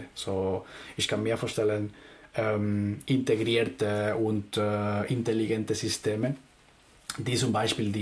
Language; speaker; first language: German; non-native, fluent; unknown